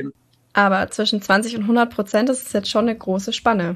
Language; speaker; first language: German; native; German